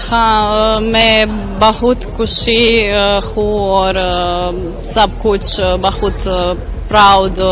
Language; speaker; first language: Hindi; non-native, learner; Croatian